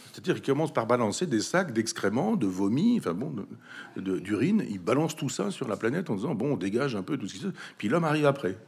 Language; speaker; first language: French; native; French